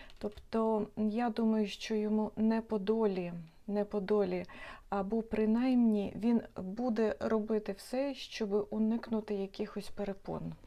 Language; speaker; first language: Ukrainian; non-native, local second language; Russian